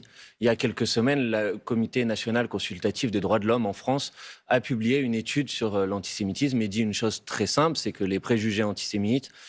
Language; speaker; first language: French; native; French